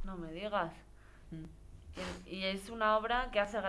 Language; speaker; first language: Spanish; native; Spanish